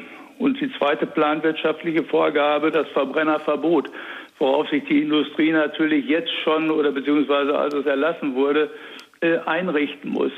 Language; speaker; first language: German; native; German